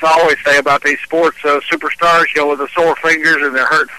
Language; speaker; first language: English; native; English